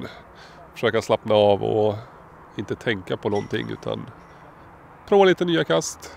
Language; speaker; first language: Swedish; native; Swedish